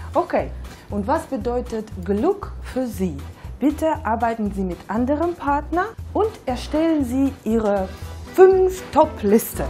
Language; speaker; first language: German; non-native, fluent; Russian